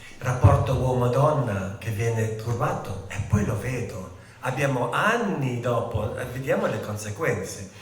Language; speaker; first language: Italian; native; Italian